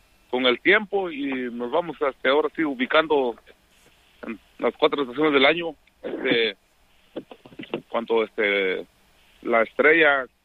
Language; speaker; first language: Spanish; non-native, local second language; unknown